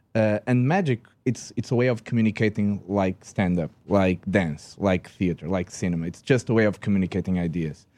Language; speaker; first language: English; non-native, fluent; Portuguese